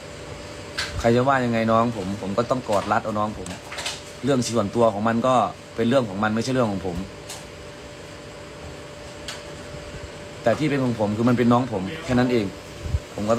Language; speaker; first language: Thai; native; Thai